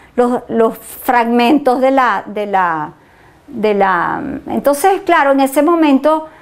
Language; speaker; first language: Spanish; native; Spanish